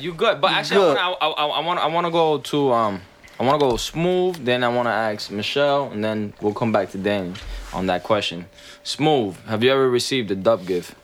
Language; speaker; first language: English; early bilingual, other home language; Spanish